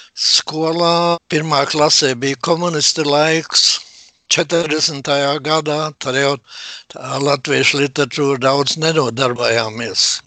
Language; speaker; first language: Latvian; native; Latvian